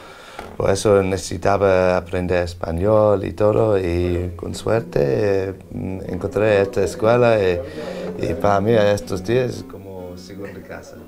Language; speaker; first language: Spanish; non-native, learner; English